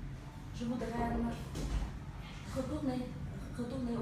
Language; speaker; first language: French; non-native, learner; Vietnamese